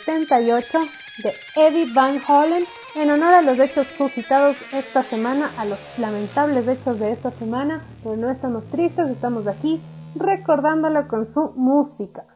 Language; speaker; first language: Spanish; native; Spanish